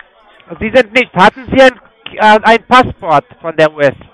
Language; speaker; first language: German; non-native, fluent; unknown